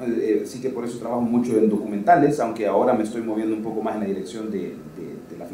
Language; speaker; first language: Spanish; native; Spanish